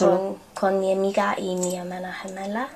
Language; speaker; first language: Spanish; non-native, learner; English